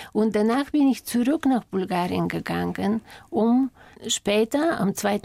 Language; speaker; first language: German; non-native, fluent; Bulgarian